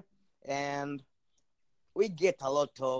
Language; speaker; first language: English; non-native, local second language; Swahili